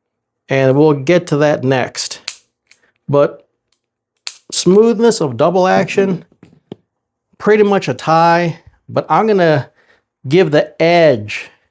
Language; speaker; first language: English; native; English